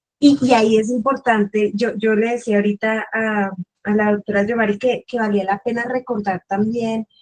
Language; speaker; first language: Spanish; native; Spanish